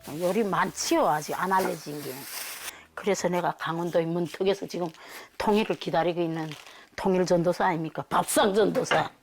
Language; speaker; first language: Korean; native; Korean